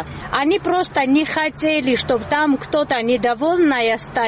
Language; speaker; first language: Russian; non-native, local second language; Georgian